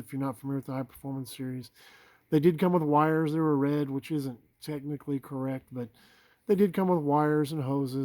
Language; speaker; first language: English; native; English